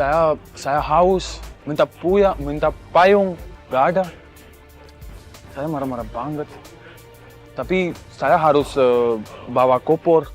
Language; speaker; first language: Indonesian; non-native, learner; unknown